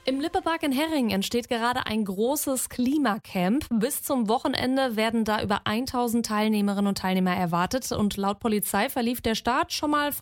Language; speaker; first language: German; native; German